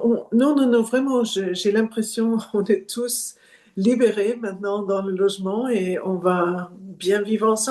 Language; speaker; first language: French; non-native, fluent; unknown